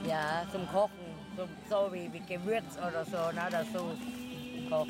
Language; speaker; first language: German; non-native, learner; Thai